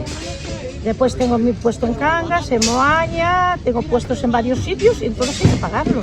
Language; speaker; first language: Spanish; native; Spanish